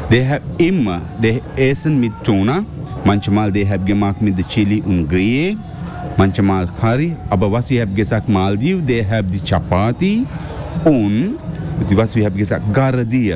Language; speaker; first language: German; non-native, learner; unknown